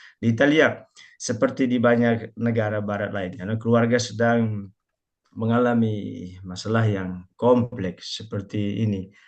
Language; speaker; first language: Indonesian; non-native, local second language; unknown